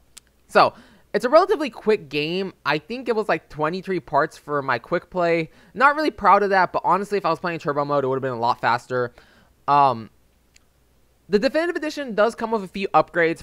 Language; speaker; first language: English; native; English